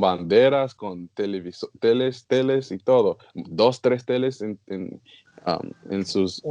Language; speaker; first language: Spanish; non-native, learner; English